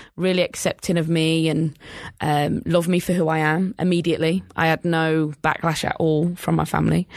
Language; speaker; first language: English; native; English